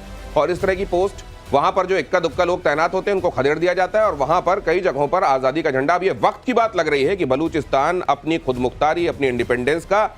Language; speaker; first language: Hindi; native; Hindi